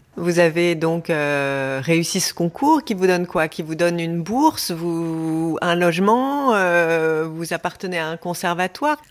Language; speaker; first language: French; native; French